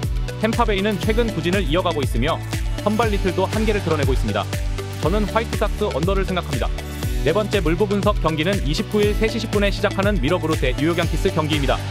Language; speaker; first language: Korean; native; Korean